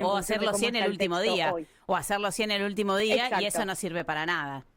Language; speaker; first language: Spanish; native; Spanish